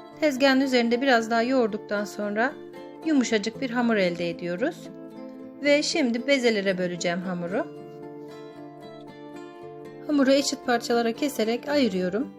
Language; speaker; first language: Turkish; native; Turkish